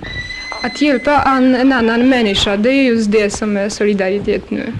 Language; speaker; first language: Swedish; non-native, fluent; Polish